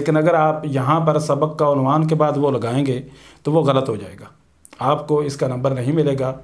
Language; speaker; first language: Urdu; non-native, local second language; Punjabi